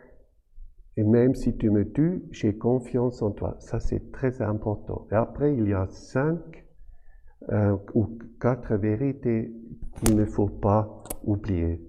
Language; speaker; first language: French; non-native, fluent; German